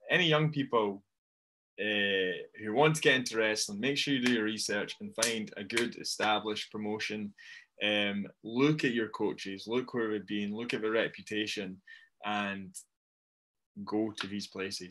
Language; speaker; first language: English; native; English